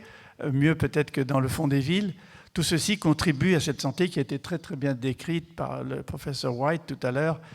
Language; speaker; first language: French; native; French